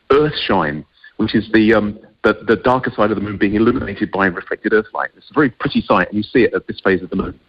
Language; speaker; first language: English; native; English